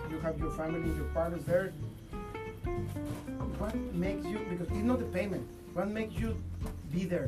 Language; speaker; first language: English; non-native, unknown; Spanish